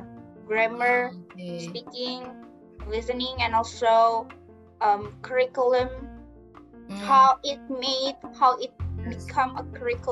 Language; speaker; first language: English; non-native, learner; Indonesian